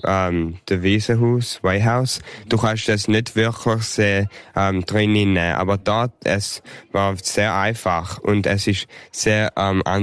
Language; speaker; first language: German; early bilingual, heritage; English